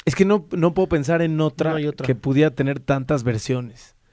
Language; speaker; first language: Spanish; native; Spanish